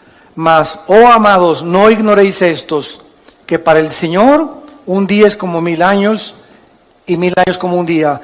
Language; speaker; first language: Spanish; native; Spanish